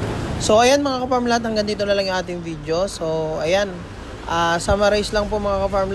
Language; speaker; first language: Filipino; native; Filipino